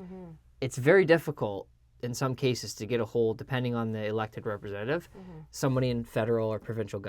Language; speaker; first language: English; native; English